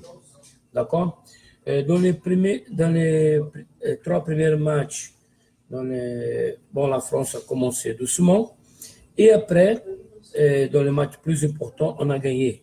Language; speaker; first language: French; non-native, fluent; Portuguese